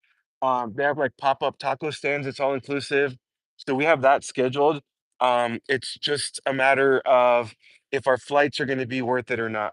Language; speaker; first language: English; native; English